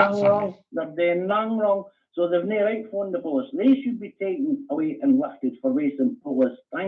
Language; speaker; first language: English; native; English